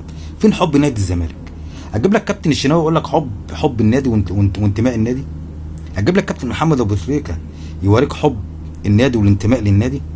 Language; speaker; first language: Arabic; native; Arabic